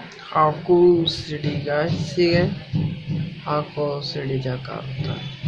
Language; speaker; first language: English; non-native, local second language; Bangla